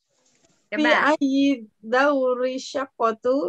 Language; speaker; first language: Arabic; non-native, learner; Indonesian